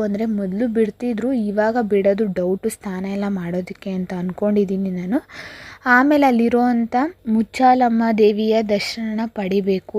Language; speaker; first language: Kannada; native; Kannada